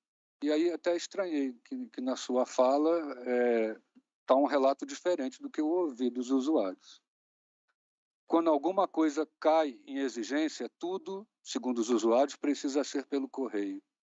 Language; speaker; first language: Portuguese; native; Portuguese